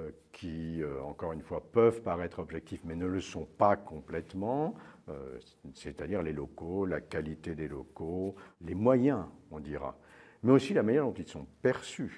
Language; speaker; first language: French; native; French